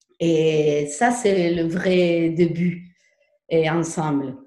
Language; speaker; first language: French; non-native, learner; Spanish